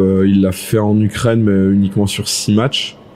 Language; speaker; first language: French; native; French